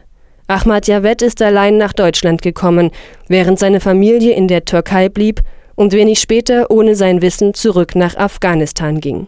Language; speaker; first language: German; non-native, fluent; Persian